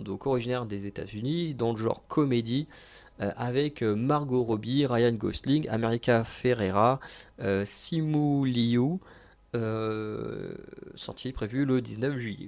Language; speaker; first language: French; native; French